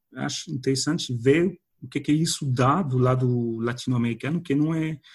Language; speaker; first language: Portuguese; non-native, fluent; French